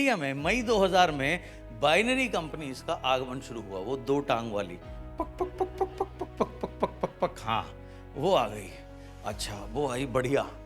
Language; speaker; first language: Hindi; native; Hindi